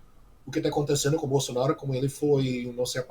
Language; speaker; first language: Portuguese; non-native, fluent; English